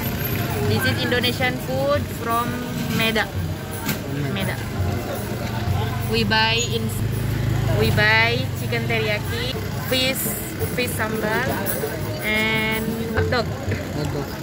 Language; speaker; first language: English; non-native, learner; Indonesian